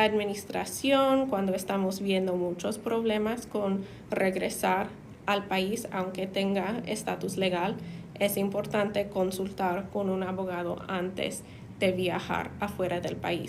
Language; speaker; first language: Spanish; non-native, fluent; English